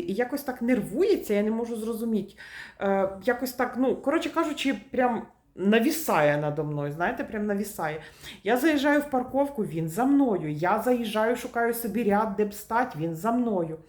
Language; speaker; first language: Ukrainian; native; Ukrainian